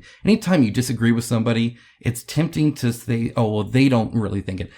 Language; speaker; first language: English; native; English